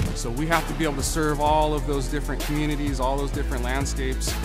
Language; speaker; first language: English; native; English